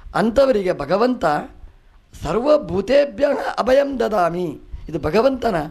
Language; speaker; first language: Kannada; non-native, local second language; Tulu